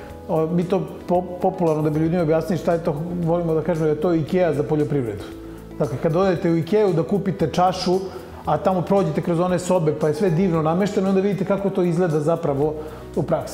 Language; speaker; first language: Serbian; native; Serbian